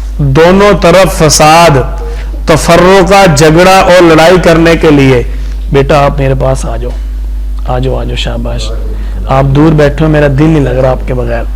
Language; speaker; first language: Urdu; non-native, local second language; Punjabi